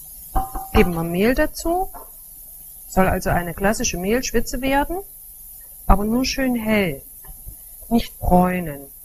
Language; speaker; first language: German; native; German